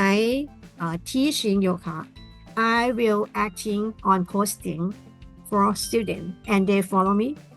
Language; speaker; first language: English; non-native, learner; Thai